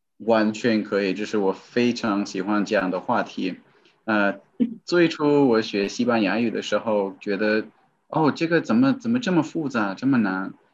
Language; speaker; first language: Chinese; non-native, fluent; English